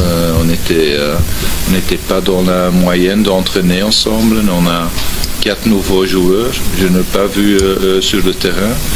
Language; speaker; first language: French; non-native, local second language; Dutch